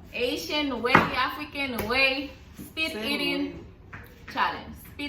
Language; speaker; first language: English; non-native, fluent; Haitian Creole